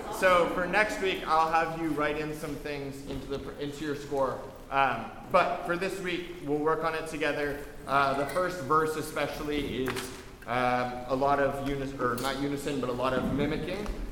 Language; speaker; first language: English; native; English